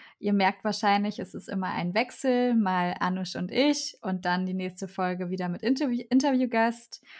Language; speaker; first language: German; native; German